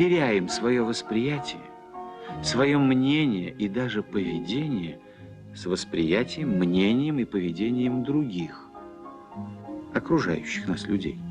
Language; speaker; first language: Russian; native; Russian